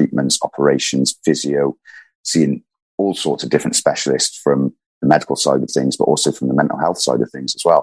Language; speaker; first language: English; native; English